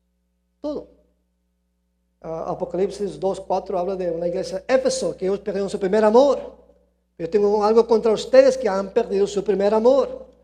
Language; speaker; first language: Spanish; early bilingual, heritage; Spanish